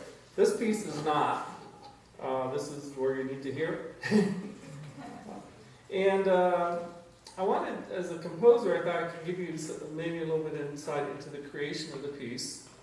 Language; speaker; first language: English; native; English